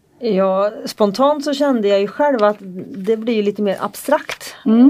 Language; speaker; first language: Swedish; native; Swedish